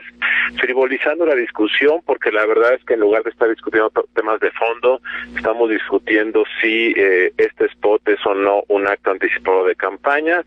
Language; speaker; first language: Spanish; native; Spanish